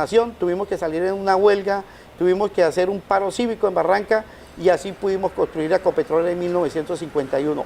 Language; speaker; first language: Spanish; native; Spanish